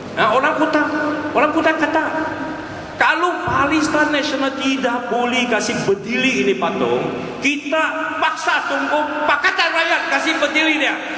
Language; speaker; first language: Malay; non-native, local second language; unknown